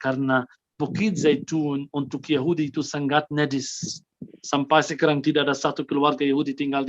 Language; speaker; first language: Indonesian; non-native, fluent; Arabic